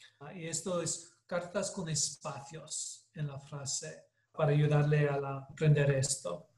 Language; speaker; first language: Spanish; non-native, learner; English